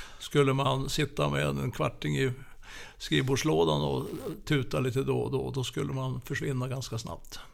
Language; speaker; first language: Swedish; native; Swedish